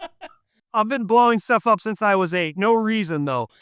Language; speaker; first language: English; native; English